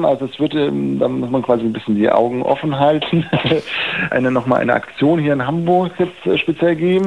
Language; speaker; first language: German; native; German